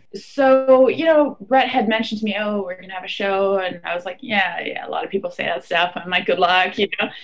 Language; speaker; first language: English; non-native, fluent; German